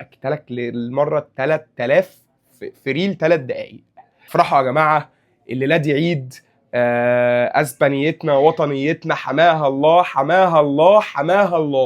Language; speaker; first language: Arabic; native; Arabic